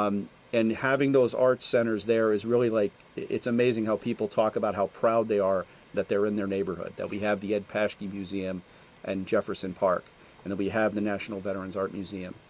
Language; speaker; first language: English; native; English